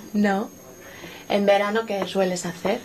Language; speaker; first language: Spanish; non-native, fluent; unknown